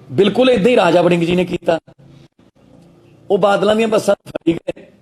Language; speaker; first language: Hindi; non-native, local second language; Punjabi